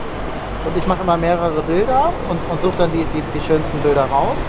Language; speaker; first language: German; native; German